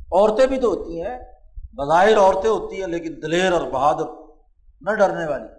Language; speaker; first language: Urdu; non-native, local second language; Punjabi